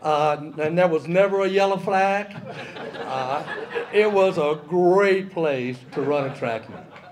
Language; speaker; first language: English; native; English